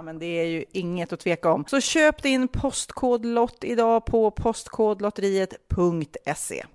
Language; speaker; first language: Swedish; native; Swedish